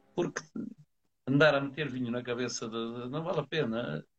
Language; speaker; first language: Portuguese; native; Portuguese